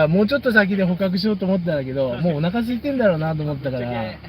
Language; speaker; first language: Japanese; native; Japanese